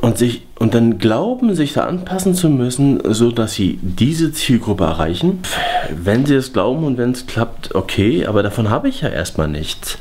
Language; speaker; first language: German; native; German